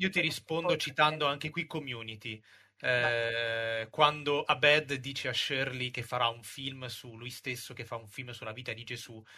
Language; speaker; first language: Italian; native; Italian